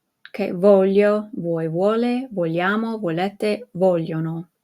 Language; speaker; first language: Italian; non-native, fluent; English